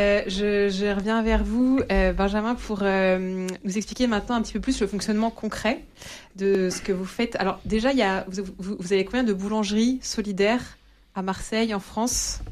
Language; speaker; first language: French; native; French